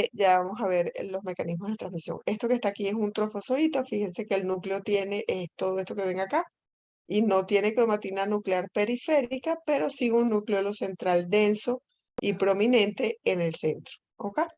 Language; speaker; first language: Spanish; native; Spanish